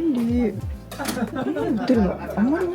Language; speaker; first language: Japanese; native; Japanese